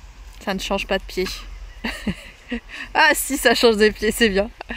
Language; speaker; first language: French; native; French